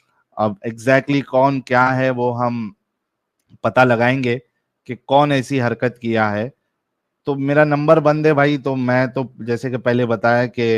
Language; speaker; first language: Hindi; native; Hindi